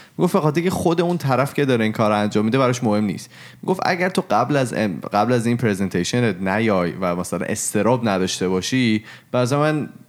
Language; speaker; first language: Persian; native; Persian